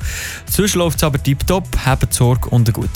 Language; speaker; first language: German; native; German